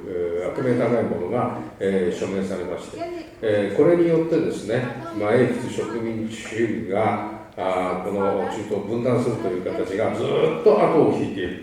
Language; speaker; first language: Japanese; native; Japanese